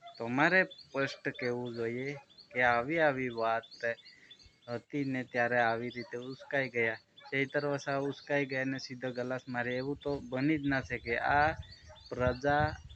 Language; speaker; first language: Gujarati; non-native, local second language; Bhili